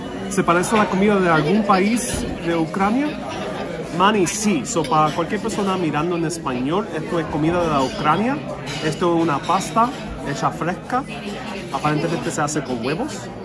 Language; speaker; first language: Spanish; non-native, learner; English